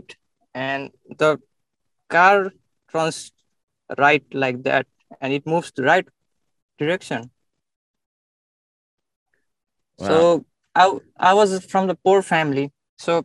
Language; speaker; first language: English; non-native, local second language; Nepali